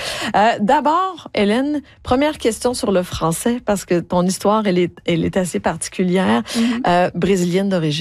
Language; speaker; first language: French; native; French